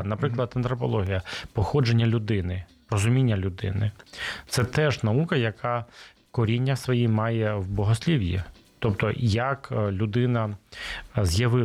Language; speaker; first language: Ukrainian; non-native, local second language; Russian